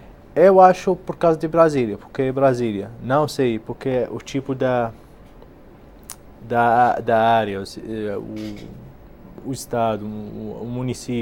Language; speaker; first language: Portuguese; non-native, fluent; Arabic